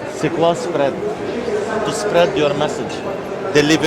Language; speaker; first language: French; non-native, local second language; Arabic